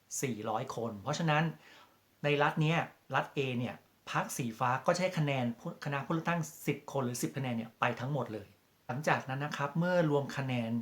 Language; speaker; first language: Thai; native; Thai